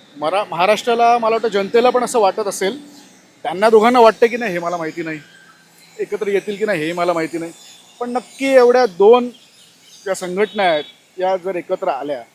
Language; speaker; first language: Marathi; non-native, local second language; Gujarati